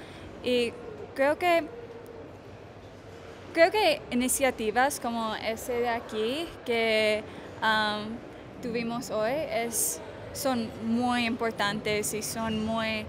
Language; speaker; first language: Spanish; non-native, fluent; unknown